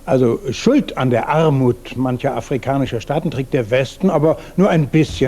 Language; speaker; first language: German; native; German